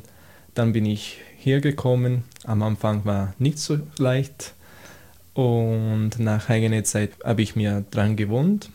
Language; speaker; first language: German; non-native, fluent; Italian